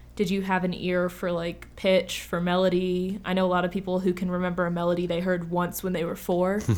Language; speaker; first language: English; native; English